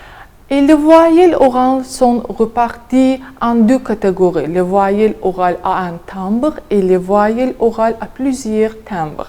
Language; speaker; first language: French; non-native, fluent; Azerbaijani